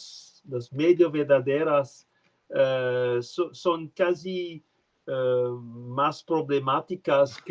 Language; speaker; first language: Spanish; non-native, learner; French